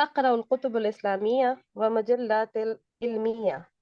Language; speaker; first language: Arabic; non-native, learner; Urdu